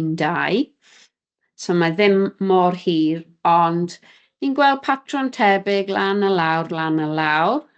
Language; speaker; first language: Welsh; native; Welsh